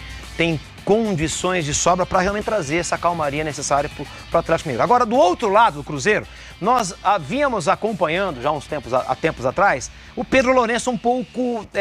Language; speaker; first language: Portuguese; native; Portuguese